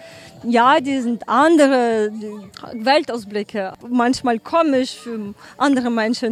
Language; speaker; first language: German; non-native, learner; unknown